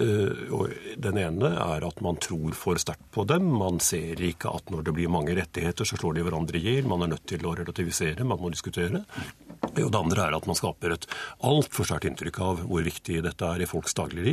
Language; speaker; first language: Norwegian; native; Norwegian